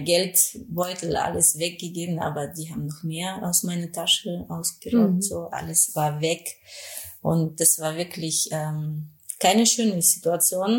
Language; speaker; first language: German; non-native, fluent; Russian